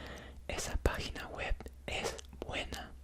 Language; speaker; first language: Spanish; non-native, learner; English